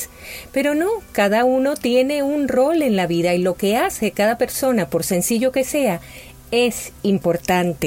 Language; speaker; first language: Spanish; native; Spanish